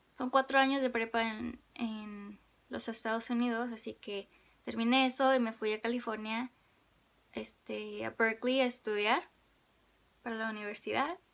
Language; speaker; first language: Spanish; early bilingual, other home language; Korean